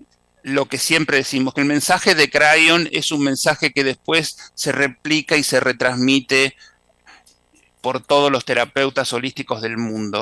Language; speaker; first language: Spanish; native; Spanish